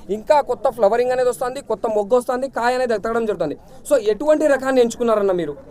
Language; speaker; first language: Telugu; native; Telugu